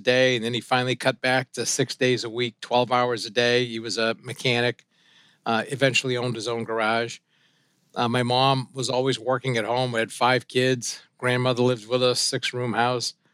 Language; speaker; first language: English; early bilingual, other home language; French